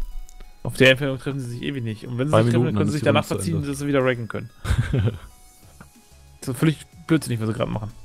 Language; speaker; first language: German; native; German